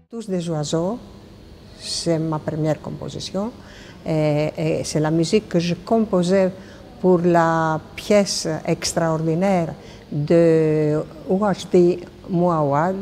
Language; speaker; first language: French; non-native, fluent; Greek